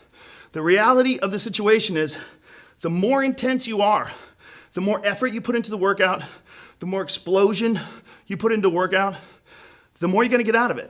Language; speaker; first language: English; native; English